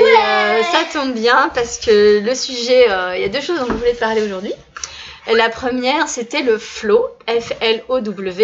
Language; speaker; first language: French; native; French